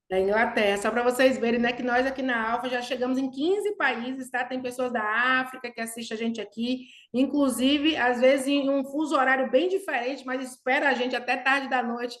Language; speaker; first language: Portuguese; native; Portuguese